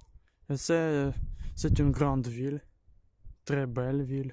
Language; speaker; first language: French; non-native, learner; Ukrainian